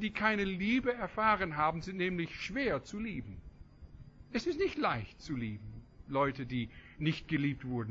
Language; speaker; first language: German; non-native, fluent; English